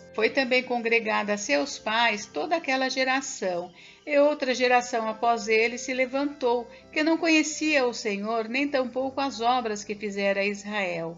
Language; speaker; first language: Portuguese; native; Portuguese